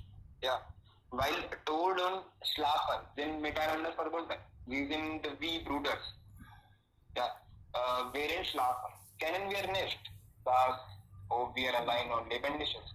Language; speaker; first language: German; non-native, learner; Hindi